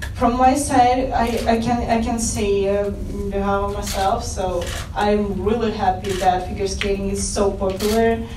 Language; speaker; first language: English; non-native, fluent; Russian